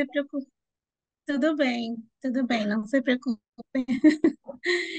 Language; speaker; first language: Portuguese; non-native, fluent; Spanish